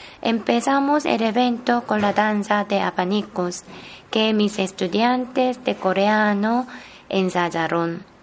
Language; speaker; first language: Spanish; non-native, fluent; Korean